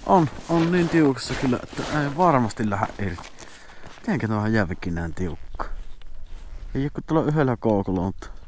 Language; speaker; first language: Finnish; native; Finnish